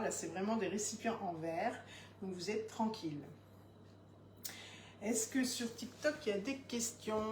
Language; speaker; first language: French; native; French